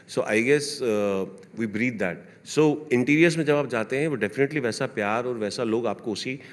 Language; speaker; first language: Hindi; native; Hindi